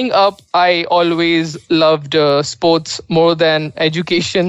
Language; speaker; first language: English; non-native, local second language; Marathi